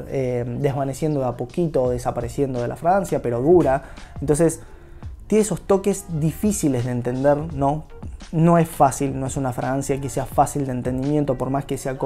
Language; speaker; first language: Spanish; native; Spanish